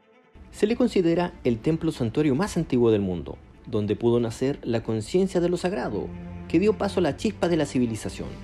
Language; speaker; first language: Spanish; native; Spanish